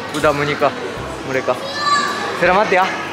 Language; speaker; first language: Indonesian; non-native, learner; Japanese